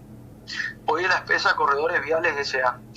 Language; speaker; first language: Spanish; native; Spanish